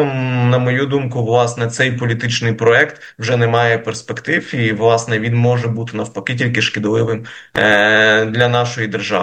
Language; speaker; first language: Ukrainian; native; Ukrainian